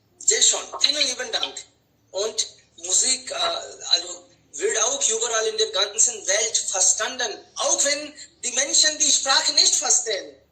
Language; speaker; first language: German; non-native, fluent; Hindi